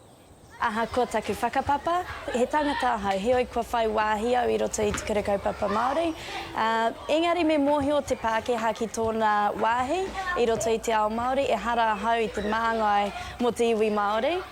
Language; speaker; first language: Māori; non-native, local second language; English